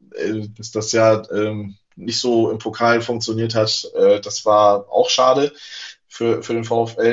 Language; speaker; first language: German; native; German